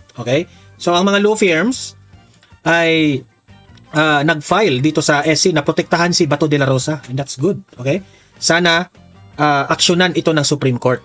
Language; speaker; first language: Filipino; non-native, local second language; Cebuano